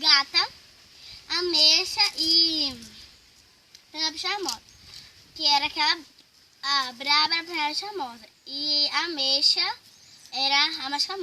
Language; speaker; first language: Portuguese; native; Portuguese